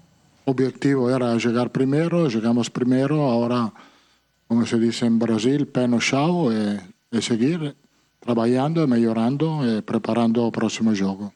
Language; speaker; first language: Portuguese; non-native, fluent; Italian